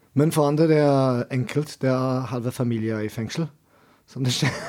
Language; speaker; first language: Norwegian; non-native, learner; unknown